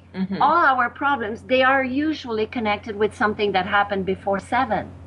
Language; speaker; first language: English; non-native, fluent; French